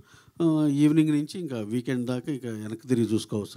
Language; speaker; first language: Telugu; native; Telugu